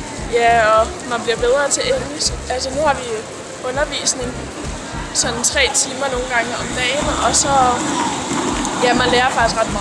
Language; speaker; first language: Danish; native; Danish